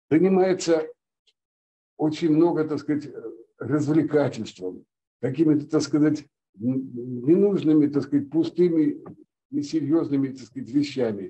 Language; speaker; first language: Russian; native; Russian